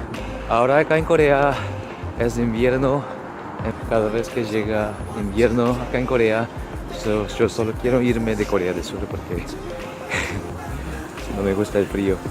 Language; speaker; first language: Spanish; non-native, fluent; Korean